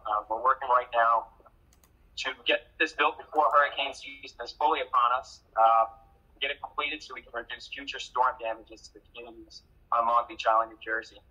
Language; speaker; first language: English; native; English